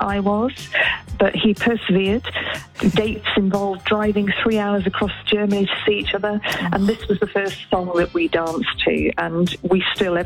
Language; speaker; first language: English; native; English